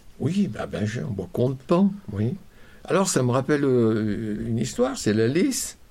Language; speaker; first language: French; native; French